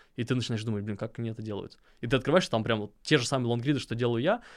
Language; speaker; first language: Russian; native; Russian